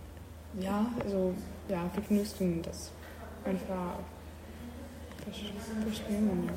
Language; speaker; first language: German; non-native, learner; French